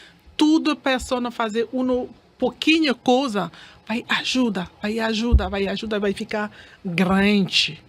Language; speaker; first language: Portuguese; non-native, learner; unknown